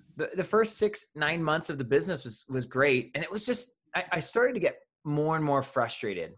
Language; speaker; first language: English; native; English